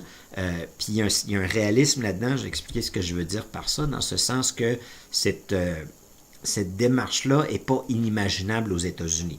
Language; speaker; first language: French; native; French